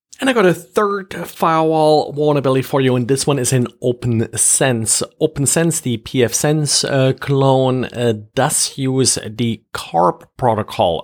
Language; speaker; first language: English; non-native, fluent; German